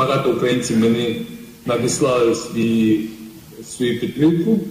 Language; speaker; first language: Ukrainian; non-native, fluent; Georgian